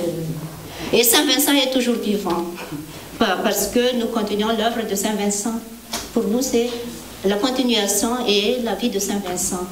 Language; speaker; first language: French; non-native, local second language; Malagasy